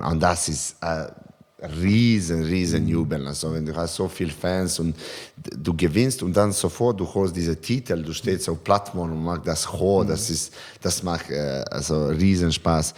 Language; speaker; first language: German; non-native, learner; Serbian